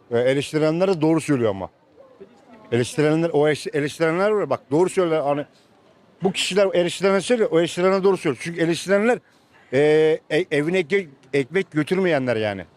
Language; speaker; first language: Turkish; native; Turkish